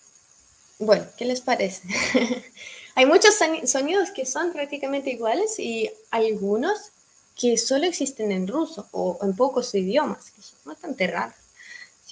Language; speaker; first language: Spanish; non-native, fluent; Russian